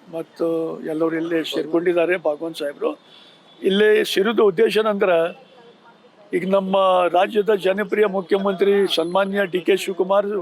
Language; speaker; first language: Kannada; non-native, local second language; Urdu